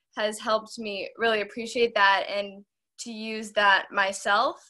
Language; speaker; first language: English; native; English